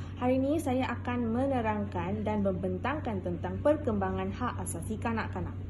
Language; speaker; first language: Malay; non-native, local second language; Tamil